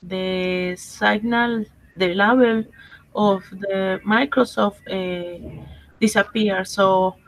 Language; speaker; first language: English; non-native, learner; Spanish